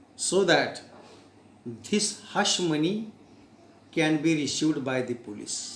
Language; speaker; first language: English; non-native, local second language; Marathi